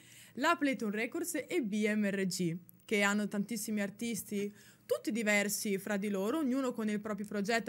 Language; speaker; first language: Italian; native; Italian